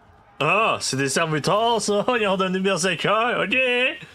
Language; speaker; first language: French; native; French